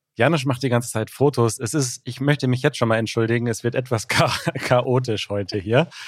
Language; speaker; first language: German; native; German